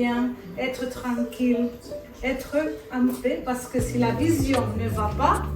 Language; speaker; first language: French; non-native, fluent; Spanish